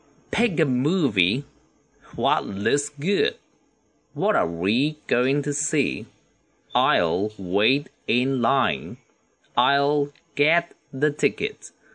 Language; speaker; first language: English; non-native, fluent; Chinese